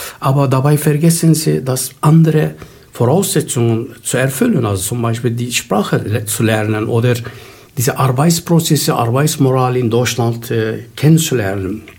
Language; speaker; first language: German; non-native, fluent; Turkish